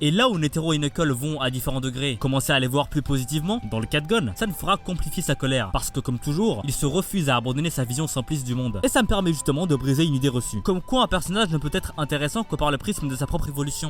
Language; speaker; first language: French; native; French